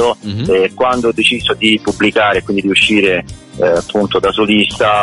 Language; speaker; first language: Italian; native; Italian